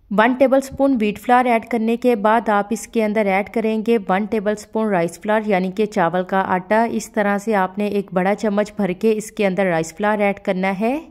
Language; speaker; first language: Urdu; native; Urdu